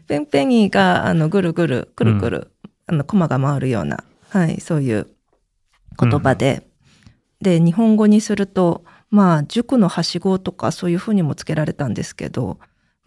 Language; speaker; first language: Japanese; early bilingual, other home language; Korean